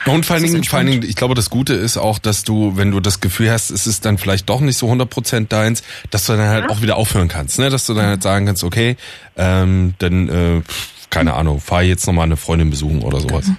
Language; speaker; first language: German; native; German